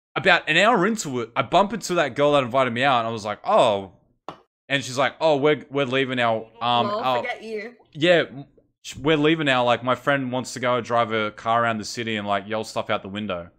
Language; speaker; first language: English; native; English